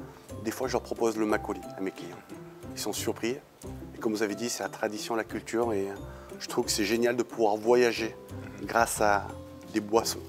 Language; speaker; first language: French; native; French